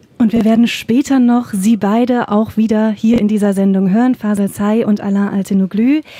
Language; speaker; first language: German; native; German